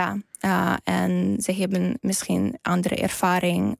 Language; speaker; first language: Dutch; non-native, learner; Ukrainian